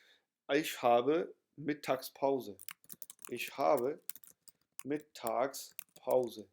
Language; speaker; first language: German; non-native, fluent; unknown